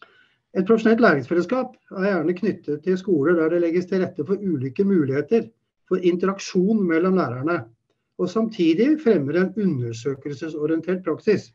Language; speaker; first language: Norwegian; native; Norwegian